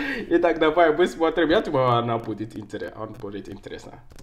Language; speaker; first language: Russian; non-native, learner; English